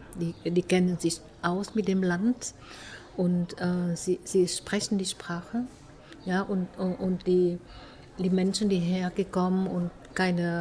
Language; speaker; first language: German; non-native, fluent; Vietnamese